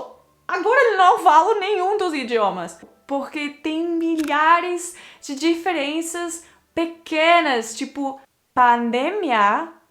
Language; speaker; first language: Portuguese; non-native, fluent; English